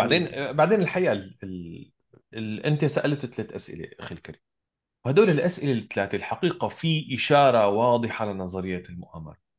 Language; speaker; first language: Arabic; native; Arabic